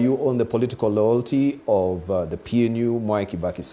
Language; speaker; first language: English; non-native, local second language; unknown